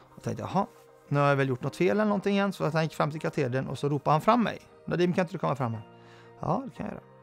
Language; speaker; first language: Swedish; early bilingual, other home language; Arabic